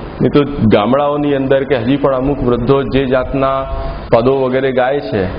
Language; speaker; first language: Gujarati; native; Gujarati